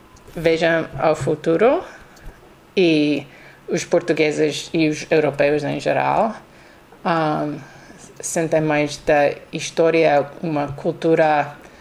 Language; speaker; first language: Portuguese; non-native, learner; English